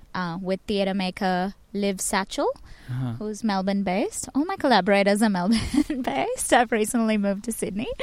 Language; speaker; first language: English; non-native, local second language; Tamil